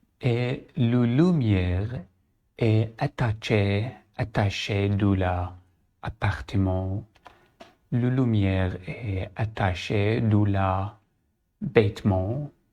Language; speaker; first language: French; non-native, learner; Arabic